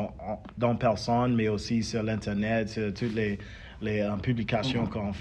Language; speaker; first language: French; early bilingual, heritage; English